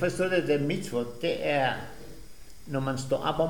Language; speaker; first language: Danish; non-native, fluent; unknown